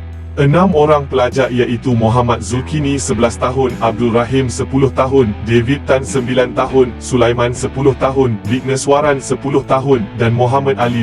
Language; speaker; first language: Malay; native; Malay